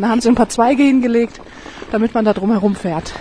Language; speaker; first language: German; native; German